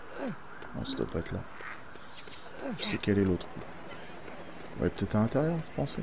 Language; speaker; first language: French; native; French